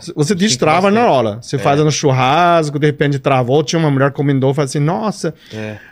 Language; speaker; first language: Portuguese; non-native, fluent; Chinese